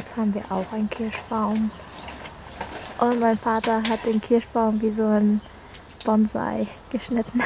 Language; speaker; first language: German; early bilingual, other home language; Vietnamese